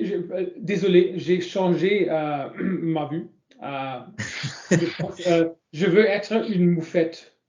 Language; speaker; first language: French; non-native, learner; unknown